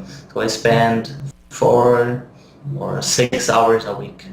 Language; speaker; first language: English; non-native, fluent; Portuguese